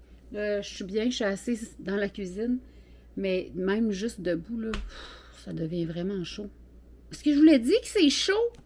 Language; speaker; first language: French; native; French